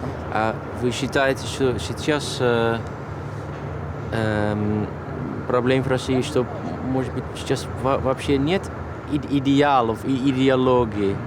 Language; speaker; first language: Russian; non-native, learner; Dutch